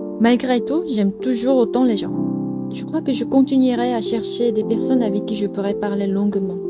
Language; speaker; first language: French; non-native, fluent; Korean